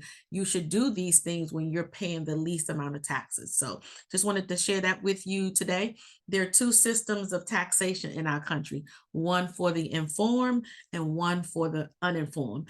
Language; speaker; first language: English; native; English